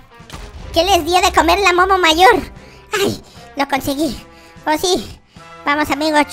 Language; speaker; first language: Spanish; native; Spanish